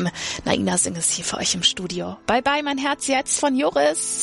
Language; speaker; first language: German; native; German